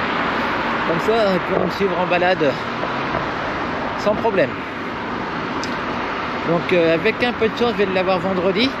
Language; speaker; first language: French; native; French